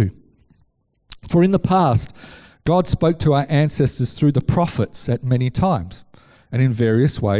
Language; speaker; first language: English; native; English